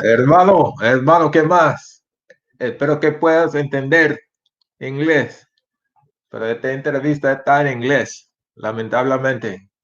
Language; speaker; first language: Spanish; non-native, fluent; English